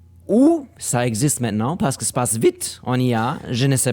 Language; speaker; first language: French; non-native, learner; German